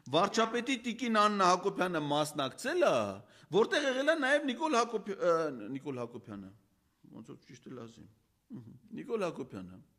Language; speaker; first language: Armenian; native; Armenian